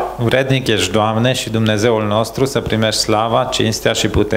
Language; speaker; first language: Romanian; native; Romanian